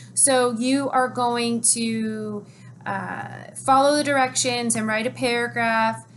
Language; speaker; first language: English; native; English